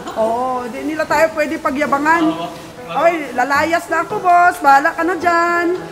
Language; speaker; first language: Filipino; non-native, local second language; Cebuano